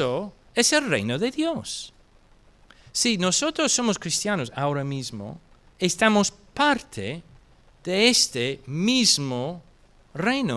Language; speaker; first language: Spanish; non-native, fluent; English